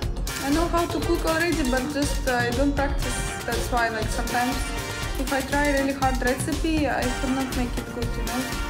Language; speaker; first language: English; non-native, fluent; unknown